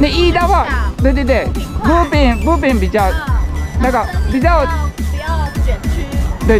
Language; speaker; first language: Chinese; non-native, learner; Japanese